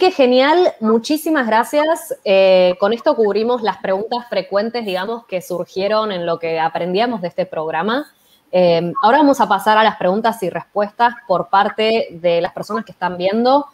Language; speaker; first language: Spanish; native; Spanish